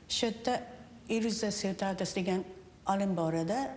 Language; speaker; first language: Uzbek; non-native, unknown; Japanese